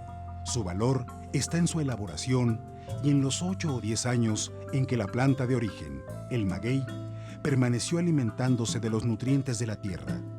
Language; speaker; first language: Spanish; native; Spanish